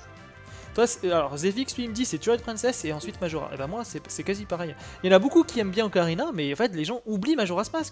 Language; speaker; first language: French; native; French